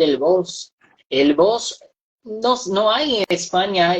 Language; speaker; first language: Spanish; non-native, fluent; Portuguese